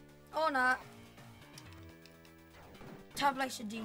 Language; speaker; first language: Welsh; non-native, local second language; English